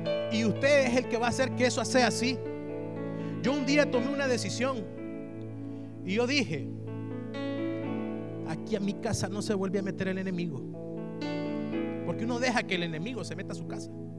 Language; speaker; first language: Spanish; native; Spanish